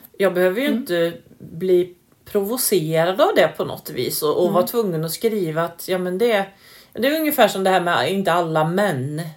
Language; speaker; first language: Swedish; native; Swedish